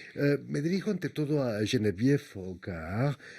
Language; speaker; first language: Spanish; native; Spanish